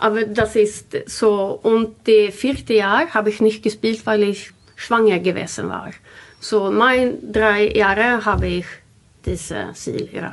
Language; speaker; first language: German; non-native, learner; Swedish